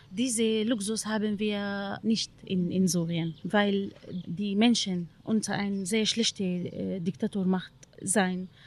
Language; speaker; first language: German; non-native, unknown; Arabic